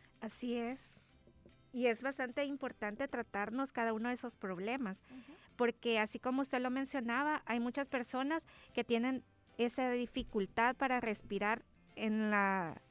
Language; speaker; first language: Spanish; native; Spanish